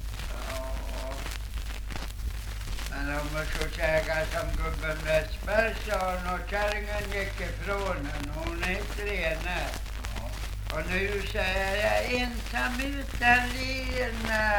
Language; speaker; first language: Swedish; native; Swedish